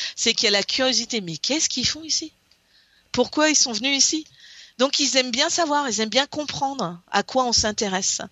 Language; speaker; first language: French; native; French